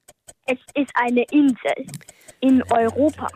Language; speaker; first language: German; early bilingual, heritage; German